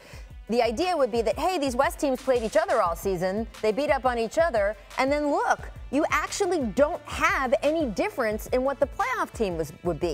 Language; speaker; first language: English; native; English